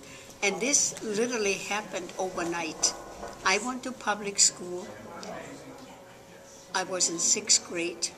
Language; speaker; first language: English; non-native, fluent; German